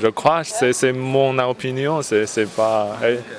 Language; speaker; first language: French; non-native, learner; Chinese